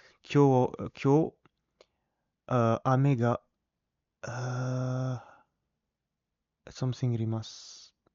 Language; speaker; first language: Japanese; non-native, learner; English